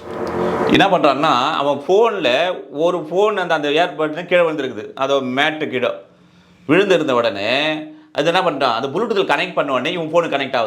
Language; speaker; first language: Tamil; native; Tamil